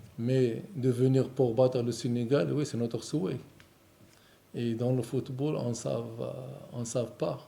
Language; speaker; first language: French; non-native, local second language; Arabic